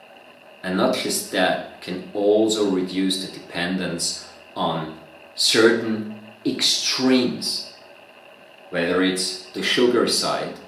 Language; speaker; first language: English; non-native, fluent; German